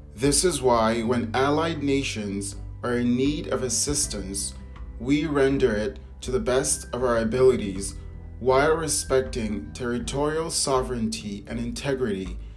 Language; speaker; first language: English; native; English